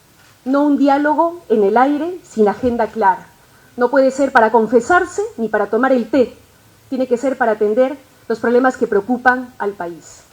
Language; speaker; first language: Spanish; native; Spanish